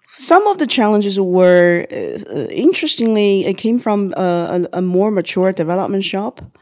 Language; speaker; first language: English; non-native, fluent; Chinese